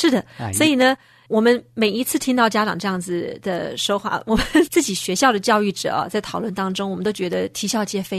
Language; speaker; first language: Chinese; native; Chinese